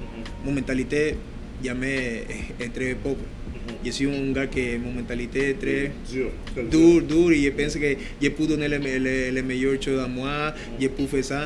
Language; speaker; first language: French; non-native, learner; Spanish